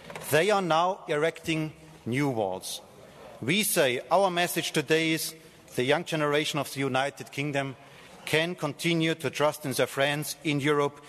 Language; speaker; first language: English; non-native, fluent; German